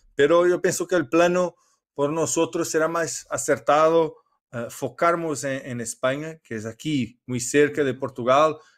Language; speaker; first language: Spanish; non-native, learner; Portuguese